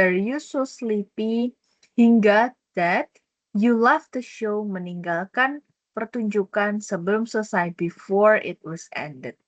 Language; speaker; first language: English; non-native, fluent; Indonesian